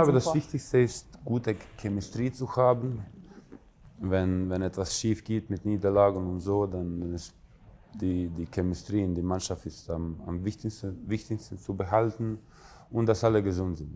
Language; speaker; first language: German; non-native, fluent; Croatian